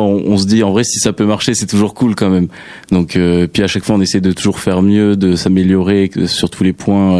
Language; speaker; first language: French; native; French